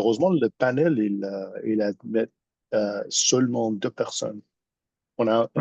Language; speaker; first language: French; non-native, fluent; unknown